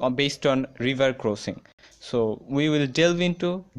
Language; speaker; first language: English; non-native, local second language; Bangla